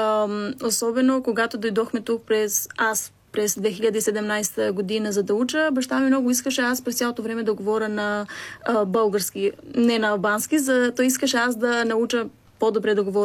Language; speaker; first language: Bulgarian; early bilingual, heritage; Albanian